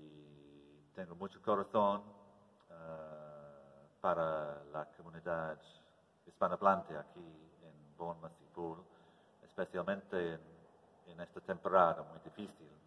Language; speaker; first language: Spanish; non-native, learner; English